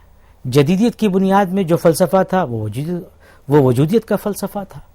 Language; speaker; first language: Urdu; native; Urdu